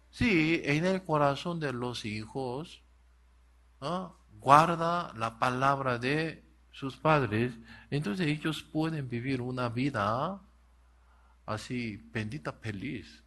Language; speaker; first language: Spanish; non-native, learner; Korean